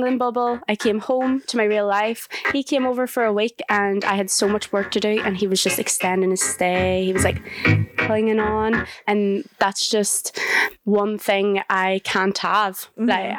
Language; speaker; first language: English; native; English